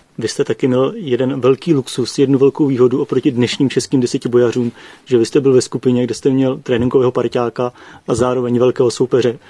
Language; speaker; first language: Czech; native; Czech